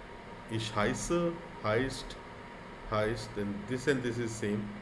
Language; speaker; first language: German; non-native, fluent; Hindi